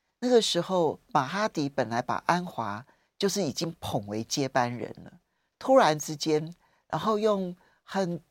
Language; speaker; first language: Chinese; native; Chinese